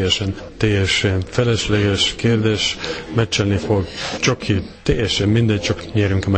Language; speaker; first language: Hungarian; non-native, fluent; Serbian